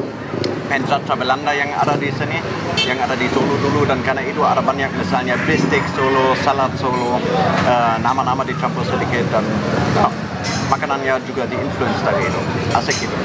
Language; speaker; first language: Indonesian; non-native, fluent; German